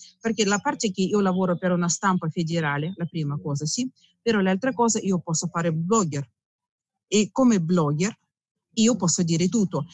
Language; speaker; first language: Italian; non-native, fluent; Russian